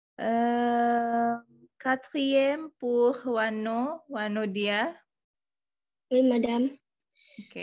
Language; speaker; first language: French; non-native, fluent; Indonesian